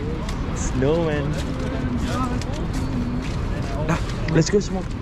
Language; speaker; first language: English; non-native, learner; Javanese